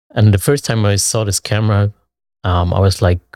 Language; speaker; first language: English; non-native, fluent; German